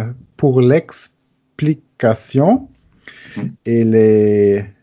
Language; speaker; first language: French; non-native, learner; German